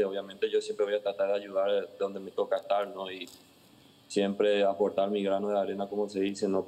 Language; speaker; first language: Spanish; native; Spanish